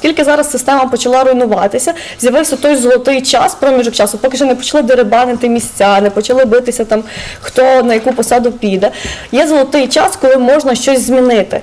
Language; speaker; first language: Ukrainian; native; Ukrainian